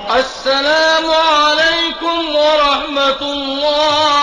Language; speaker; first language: Arabic; native; Arabic